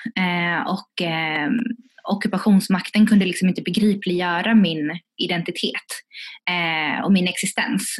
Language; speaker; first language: Swedish; early bilingual, other home language; Tigrinya